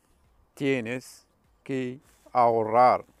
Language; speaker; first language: Spanish; non-native, fluent; Arabic